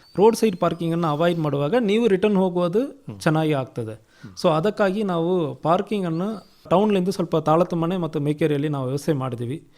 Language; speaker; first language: Kannada; non-native, local second language; Tamil